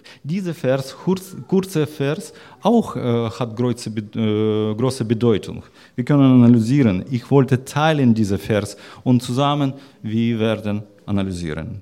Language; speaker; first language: German; non-native, learner; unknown